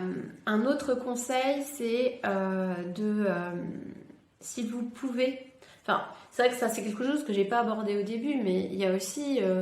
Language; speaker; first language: French; native; French